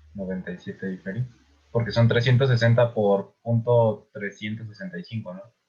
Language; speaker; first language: Spanish; native; Spanish